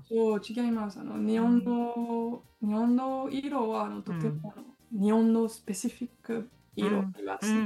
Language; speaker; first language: Japanese; non-native, learner; French